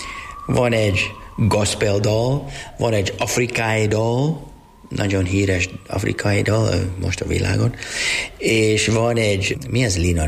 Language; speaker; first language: Hungarian; non-native, learner; English